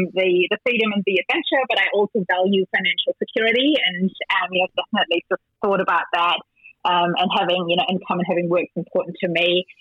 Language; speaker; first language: English; non-native, fluent; German